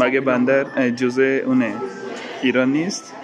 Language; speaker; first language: Persian; non-native, learner; Urdu